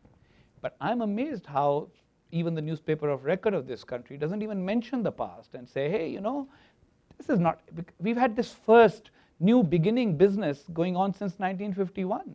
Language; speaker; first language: English; non-native, local second language; Urdu